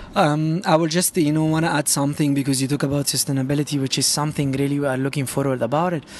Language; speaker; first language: English; non-native, fluent; Arabic